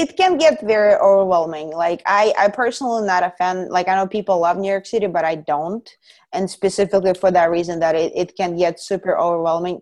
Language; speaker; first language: English; non-native, fluent; Russian